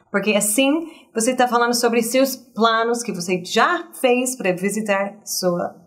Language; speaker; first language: Portuguese; non-native, fluent; English